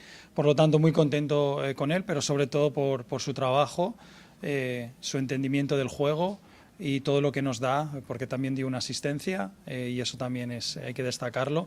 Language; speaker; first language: Spanish; native; Spanish